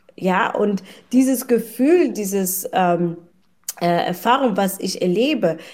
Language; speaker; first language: German; non-native, fluent; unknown